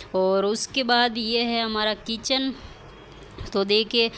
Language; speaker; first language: Hindi; native; Hindi